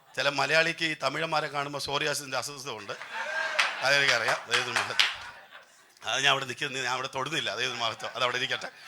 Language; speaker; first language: Malayalam; non-native, local second language; Tamil